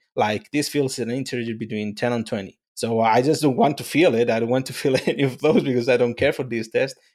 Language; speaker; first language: English; non-native, fluent; Spanish